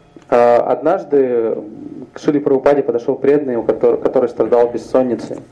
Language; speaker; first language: Russian; native; Russian